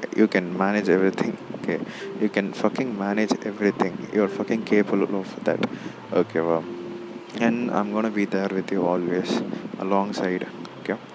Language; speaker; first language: English; non-native, local second language; Tamil